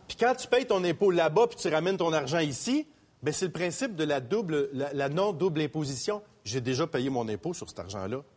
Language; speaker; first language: French; native; French